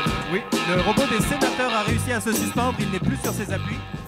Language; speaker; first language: French; native; French